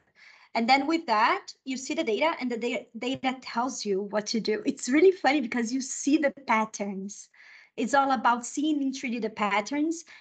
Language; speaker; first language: English; non-native, fluent; Portuguese